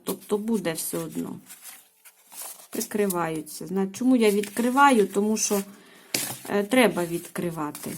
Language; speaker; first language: Ukrainian; native; Ukrainian